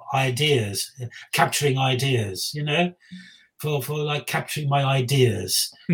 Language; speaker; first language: English; native; English